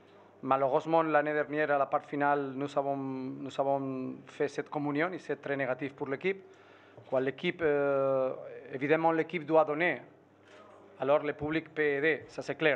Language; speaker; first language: French; non-native, fluent; Spanish